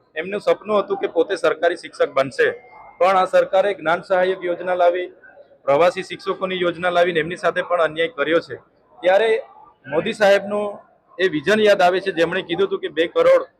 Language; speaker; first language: Gujarati; non-native, local second language; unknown